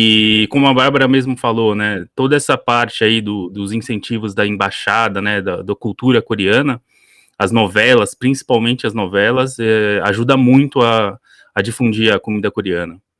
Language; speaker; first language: Portuguese; early bilingual, other home language; Korean